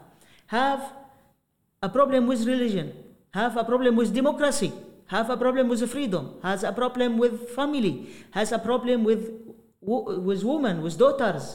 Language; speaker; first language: English; non-native, learner; Arabic